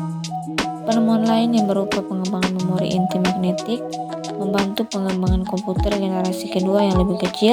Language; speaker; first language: Indonesian; native; Indonesian